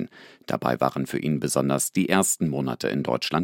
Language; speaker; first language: German; native; German